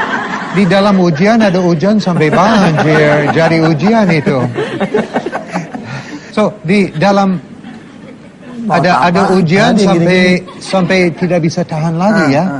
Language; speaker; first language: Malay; non-native, fluent; English